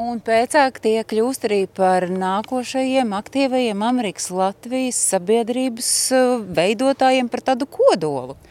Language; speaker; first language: Latvian; native; Latvian